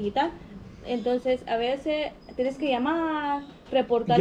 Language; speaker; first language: Spanish; native; Spanish